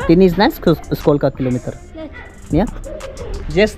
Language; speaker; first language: Russian; non-native, learner; Hindi